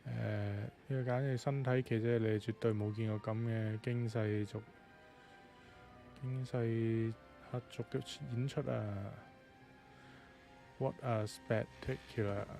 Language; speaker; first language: Chinese; native; Chinese